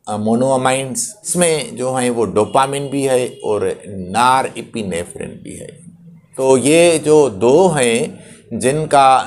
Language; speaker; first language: Urdu; non-native, local second language; Sindhi